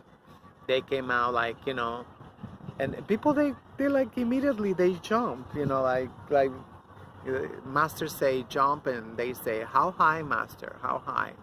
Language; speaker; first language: English; non-native, fluent; Spanish